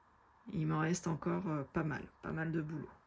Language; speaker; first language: French; native; French